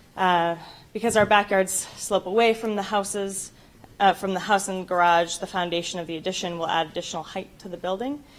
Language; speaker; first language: English; native; English